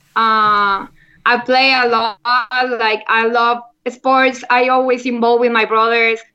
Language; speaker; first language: English; non-native, learner; Spanish